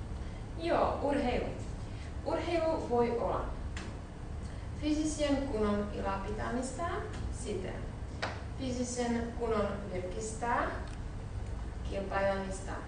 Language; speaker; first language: Finnish; non-native, learner; Czech